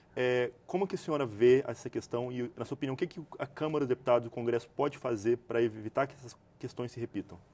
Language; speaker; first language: Portuguese; native; Portuguese